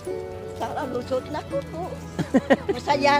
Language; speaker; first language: Filipino; non-native, learner; Vietnamese